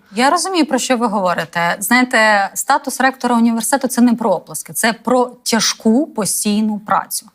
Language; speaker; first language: Ukrainian; native; Ukrainian